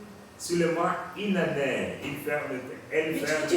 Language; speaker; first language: French; non-native, learner; Portuguese